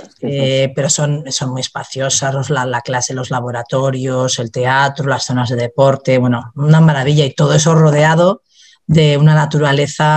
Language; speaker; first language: Spanish; native; Spanish